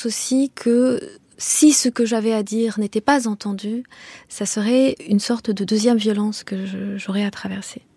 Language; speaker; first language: French; non-native, local second language; Kinyarwanda